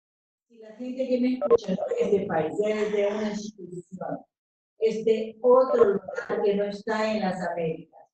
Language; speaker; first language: Spanish; non-native, fluent; Portuguese